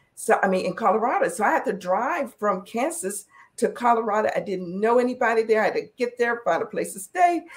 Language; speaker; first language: English; native; English